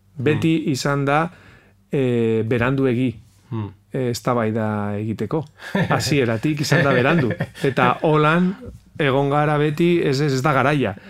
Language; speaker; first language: Basque; non-native, local second language; Spanish